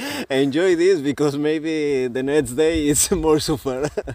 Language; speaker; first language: English; non-native, learner; Spanish